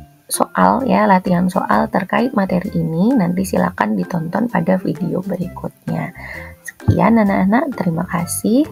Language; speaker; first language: Indonesian; native; Indonesian